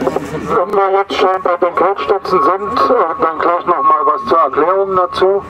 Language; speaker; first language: German; native; German